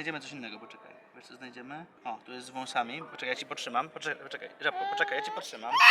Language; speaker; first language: Polish; native; Polish